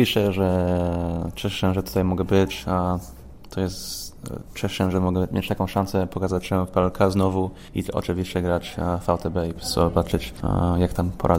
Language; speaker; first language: Polish; early bilingual, heritage; Polish